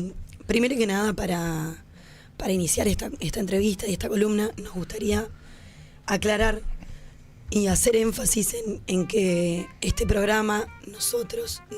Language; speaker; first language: Spanish; native; Spanish